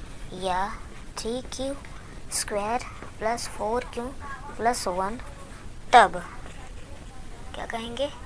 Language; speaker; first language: Hindi; native; Hindi